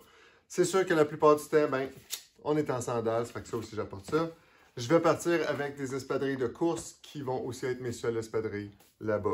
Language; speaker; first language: French; native; French